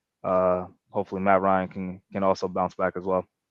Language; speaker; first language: English; native; English